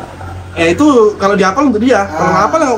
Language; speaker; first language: Malay; native; Malay